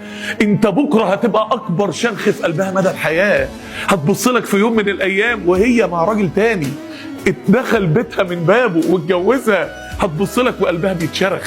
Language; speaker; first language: Arabic; native; Arabic